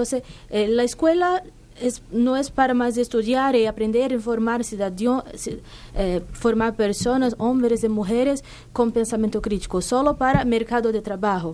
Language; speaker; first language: Spanish; non-native, fluent; Portuguese